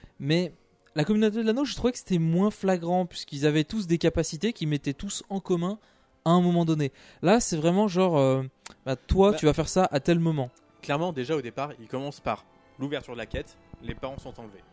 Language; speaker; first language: French; native; French